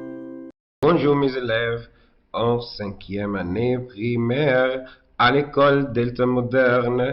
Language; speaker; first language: French; non-native, fluent; Arabic